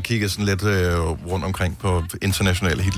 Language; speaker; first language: Danish; native; Danish